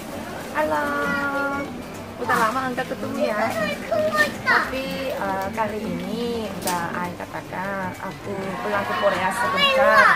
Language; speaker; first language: Indonesian; non-native, learner; Korean